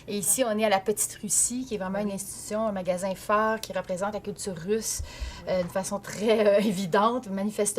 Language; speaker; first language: French; native; French